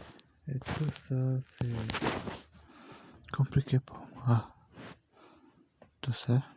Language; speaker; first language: French; non-native, learner; Portuguese